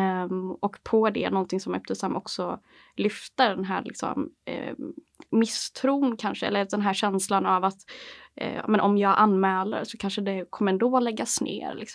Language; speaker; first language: Swedish; native; Swedish